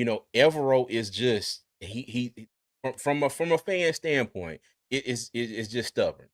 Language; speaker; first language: English; native; English